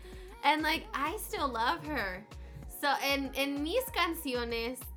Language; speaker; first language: English; early bilingual, other home language; Spanish